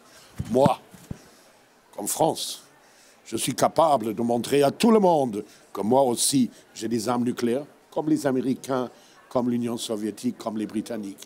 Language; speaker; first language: French; non-native, fluent; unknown